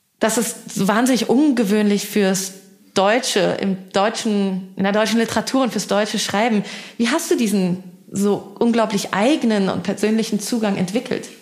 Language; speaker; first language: German; early bilingual, other home language; Persian